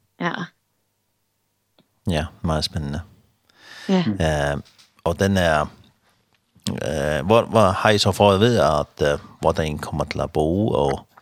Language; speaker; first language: Danish; non-native, learner; Faroese